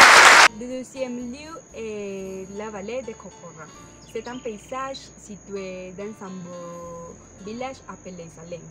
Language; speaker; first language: French; non-native, learner; Spanish